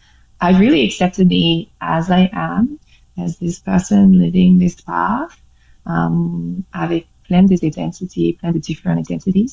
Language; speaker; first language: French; non-native, learner; English